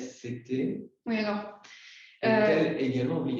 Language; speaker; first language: French; native; French